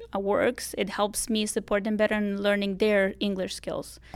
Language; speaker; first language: English; non-native, fluent; Romanian